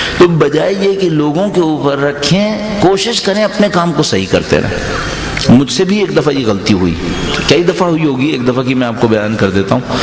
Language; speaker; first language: Urdu; native; Urdu